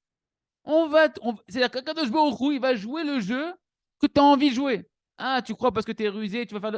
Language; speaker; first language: French; native; French